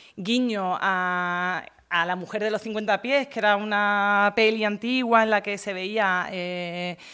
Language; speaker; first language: Spanish; native; Spanish